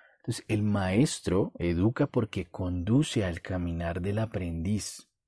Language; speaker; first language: Spanish; native; Spanish